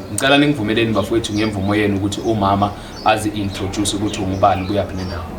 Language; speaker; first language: Zulu; native; Zulu